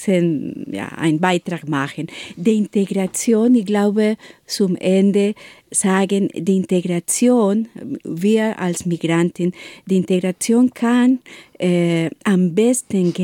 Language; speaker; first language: German; non-native, learner; Spanish